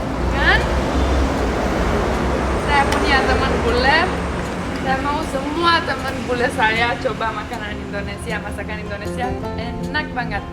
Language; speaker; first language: Indonesian; non-native, fluent; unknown